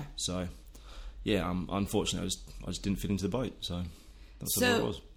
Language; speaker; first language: English; native; English